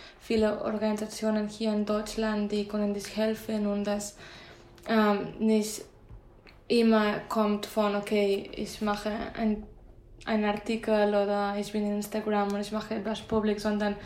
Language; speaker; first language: German; non-native, fluent; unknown